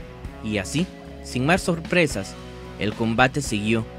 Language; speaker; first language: Spanish; native; Spanish